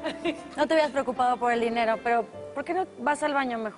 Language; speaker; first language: Spanish; native; Spanish